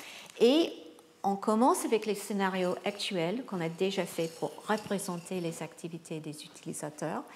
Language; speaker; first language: French; non-native, fluent; English